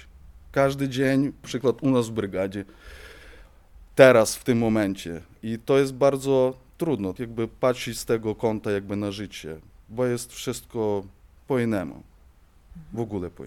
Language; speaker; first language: Polish; non-native, fluent; Ukrainian